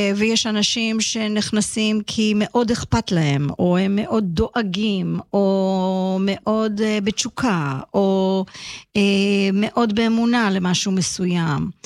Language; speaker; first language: Hebrew; early bilingual, other home language; English